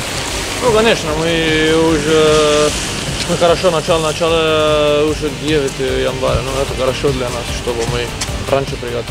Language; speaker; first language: Russian; non-native, learner; Italian